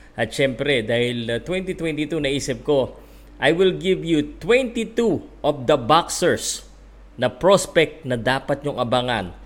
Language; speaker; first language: Filipino; native; Filipino